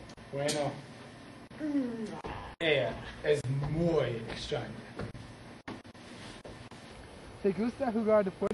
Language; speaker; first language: Spanish; non-native, learner; English